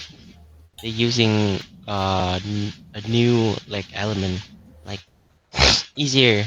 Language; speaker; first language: English; non-native, learner; Vietnamese